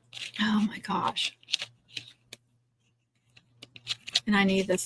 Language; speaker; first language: English; native; English